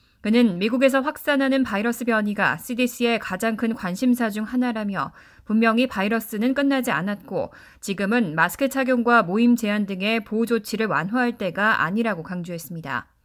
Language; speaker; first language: Korean; native; Korean